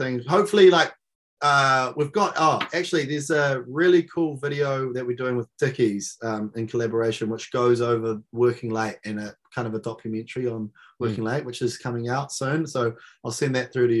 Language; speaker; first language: English; native; English